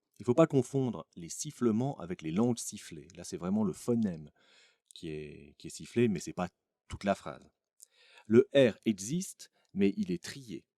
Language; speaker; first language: French; native; French